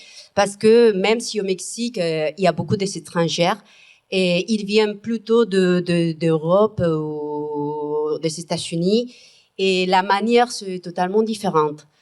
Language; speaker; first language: French; non-native, fluent; Spanish